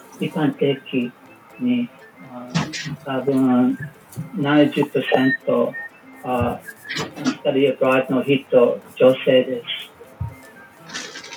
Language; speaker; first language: Japanese; non-native, learner; English